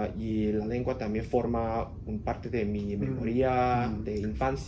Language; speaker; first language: Spanish; non-native, learner; Cantonese